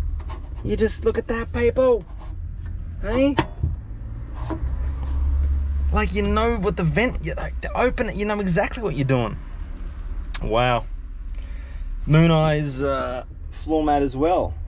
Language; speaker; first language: English; native; English